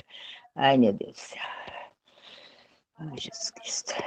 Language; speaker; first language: Portuguese; native; Portuguese